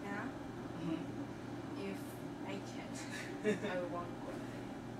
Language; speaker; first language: English; non-native, learner; Chinese